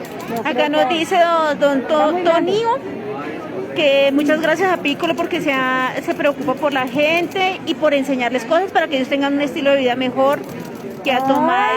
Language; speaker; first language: Spanish; native; Spanish